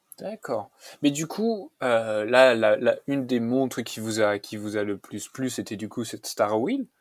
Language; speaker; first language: French; native; French